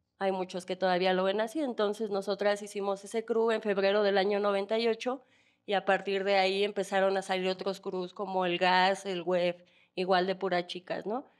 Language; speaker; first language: Spanish; native; Spanish